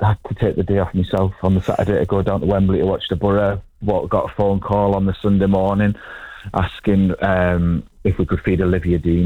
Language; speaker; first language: English; native; English